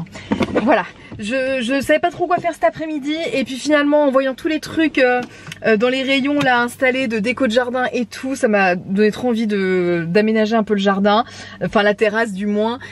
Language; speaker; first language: French; native; French